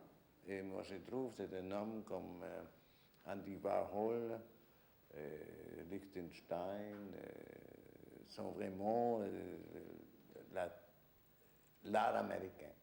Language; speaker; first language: French; non-native, fluent; German